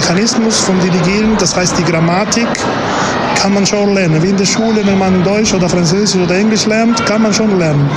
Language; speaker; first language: German; non-native, fluent; Spanish